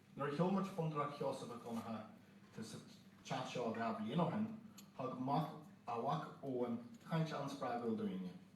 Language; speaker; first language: Irish; native; Irish